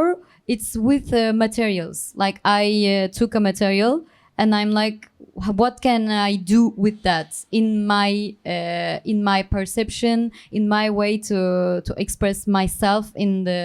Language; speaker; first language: English; non-native, learner; Turkish